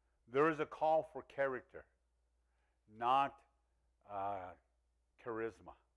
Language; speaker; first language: English; early bilingual, other home language; Spanish